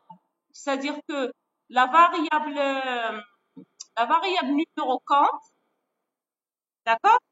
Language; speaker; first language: French; non-native, local second language; Arabic